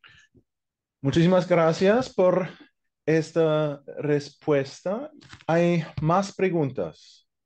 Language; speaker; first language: Spanish; non-native, fluent; German